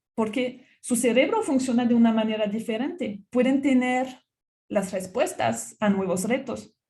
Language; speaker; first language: Spanish; non-native, fluent; French